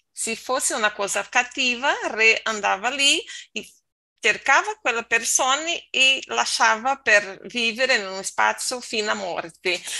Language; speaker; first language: Italian; non-native, learner; Portuguese